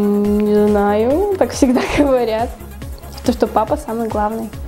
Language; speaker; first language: Russian; native; Russian